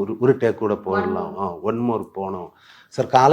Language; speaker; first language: Tamil; non-native, learner; Malayalam